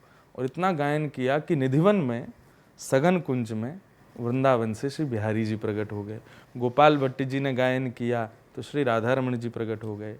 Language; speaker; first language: Hindi; native; Hindi